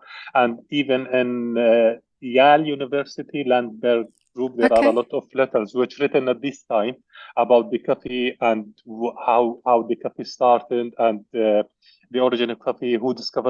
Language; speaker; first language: English; non-native, learner; Arabic